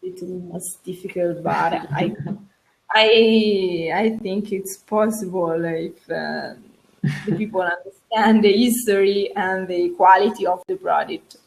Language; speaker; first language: English; non-native, learner; Italian